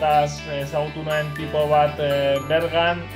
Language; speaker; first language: Basque; non-native, local second language; Spanish